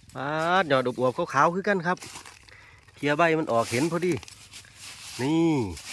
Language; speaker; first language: Thai; native; Thai